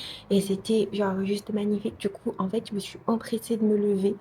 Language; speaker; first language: French; non-native, local second language; Arabic